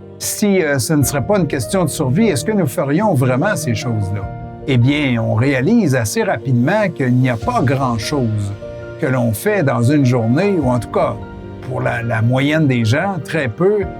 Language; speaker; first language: French; native; French